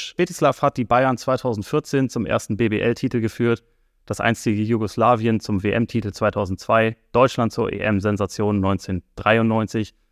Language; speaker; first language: German; native; German